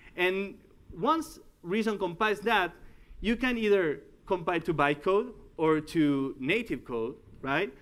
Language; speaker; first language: English; non-native, fluent; Spanish